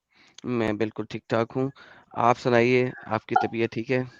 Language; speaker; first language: Hindi; native; Hindi